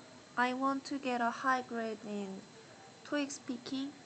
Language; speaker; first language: English; non-native, learner; Korean